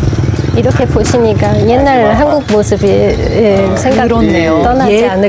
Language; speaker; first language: Korean; non-native, fluent; Lao